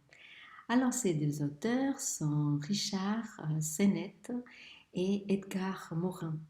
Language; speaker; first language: French; non-native, fluent; Spanish